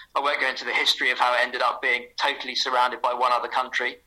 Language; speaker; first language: English; native; English